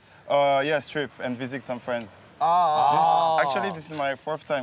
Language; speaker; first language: English; non-native, learner; French